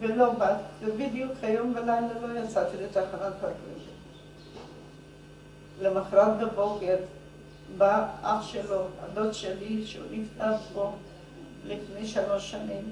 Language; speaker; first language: Hebrew; non-native, fluent; Hungarian